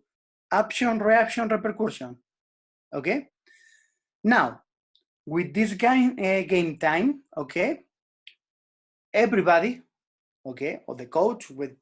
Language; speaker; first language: English; non-native, learner; Spanish